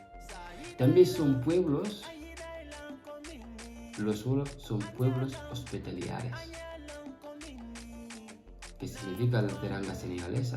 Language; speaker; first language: Spanish; non-native, fluent; Fula